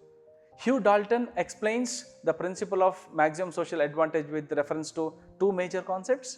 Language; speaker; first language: English; non-native, local second language; Kannada